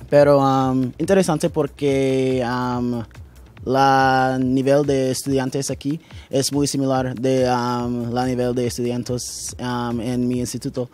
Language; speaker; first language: Spanish; non-native, learner; English